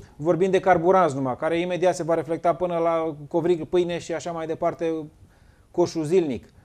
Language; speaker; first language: Romanian; native; Romanian